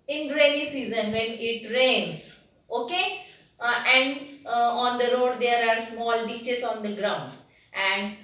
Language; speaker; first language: English; non-native, local second language; Marathi